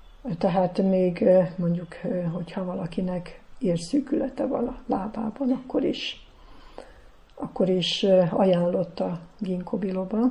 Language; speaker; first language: Hungarian; native; Hungarian